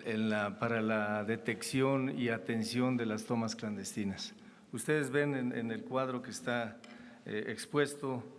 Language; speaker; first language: Spanish; native; Spanish